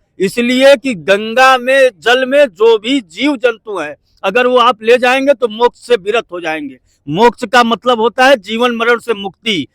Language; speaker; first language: Hindi; native; Hindi